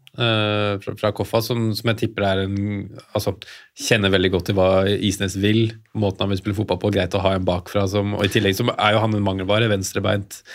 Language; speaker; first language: Norwegian; native; Norwegian